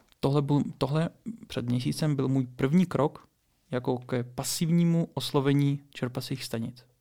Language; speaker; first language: Czech; early bilingual, other home language; Russian